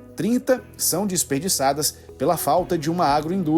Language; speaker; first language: Portuguese; native; Portuguese